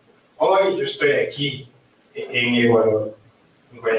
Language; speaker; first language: Spanish; non-native, learner; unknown